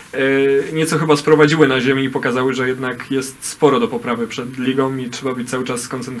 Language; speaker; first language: Polish; native; Polish